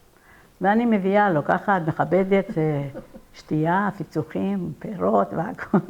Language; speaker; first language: Hebrew; non-native, fluent; Persian